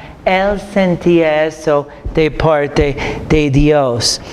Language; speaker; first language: Spanish; non-native, fluent; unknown